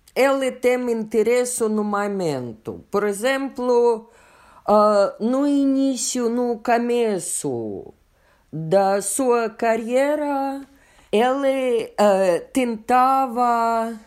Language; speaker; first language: Portuguese; non-native, learner; Russian